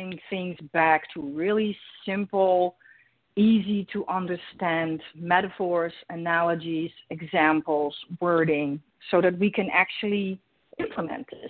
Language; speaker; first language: English; non-native, fluent; Dutch